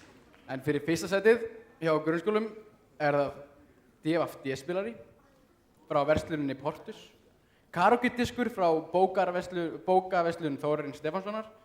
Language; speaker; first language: Icelandic; native; Icelandic